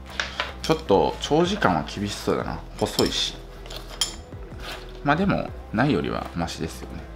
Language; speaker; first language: Japanese; native; Japanese